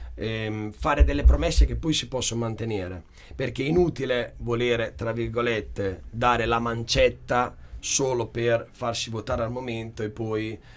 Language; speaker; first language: Italian; native; Italian